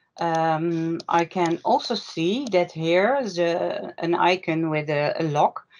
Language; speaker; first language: English; non-native, fluent; Dutch